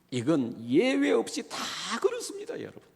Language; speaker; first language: Korean; native; Korean